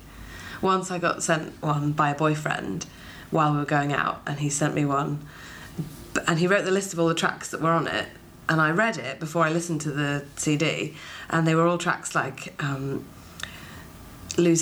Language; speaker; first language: English; native; English